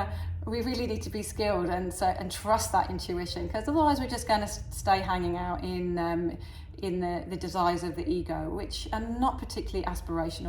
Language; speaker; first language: English; native; English